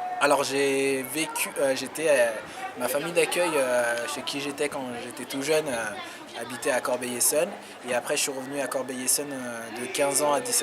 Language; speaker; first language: French; native; French